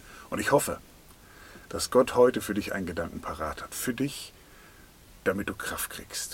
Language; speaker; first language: German; native; German